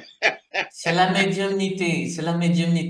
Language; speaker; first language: French; non-native, fluent; Portuguese